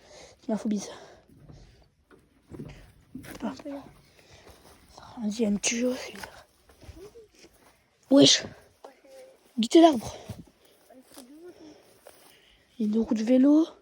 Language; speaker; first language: French; native; French